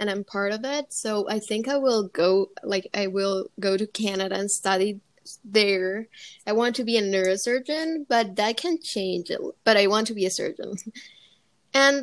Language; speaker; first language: English; non-native, fluent; Spanish